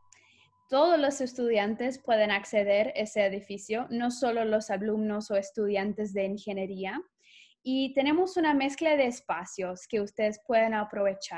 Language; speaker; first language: Spanish; non-native, fluent; English